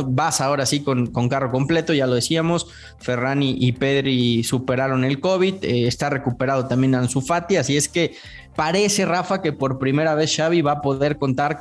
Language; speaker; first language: Spanish; native; Spanish